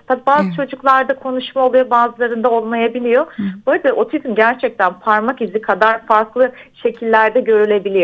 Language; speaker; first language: Turkish; native; Turkish